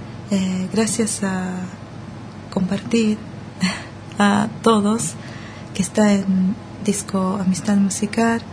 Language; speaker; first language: Spanish; non-native, learner; Japanese